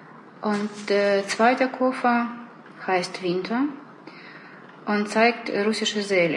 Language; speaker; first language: German; non-native, learner; Russian